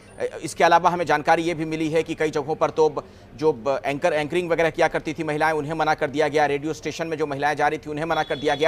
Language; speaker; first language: Hindi; native; Hindi